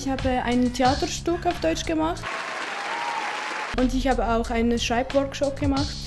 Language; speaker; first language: German; non-native, learner; Arabic